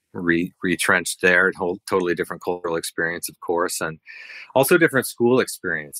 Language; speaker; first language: English; native; English